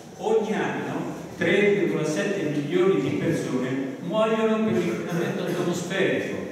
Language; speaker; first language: Italian; native; Italian